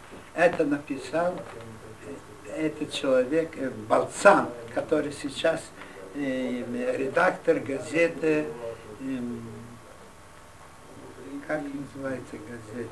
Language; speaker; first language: Russian; non-native, fluent; Yiddish